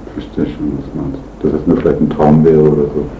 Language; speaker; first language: German; native; German